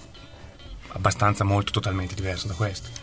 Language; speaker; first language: Italian; native; Italian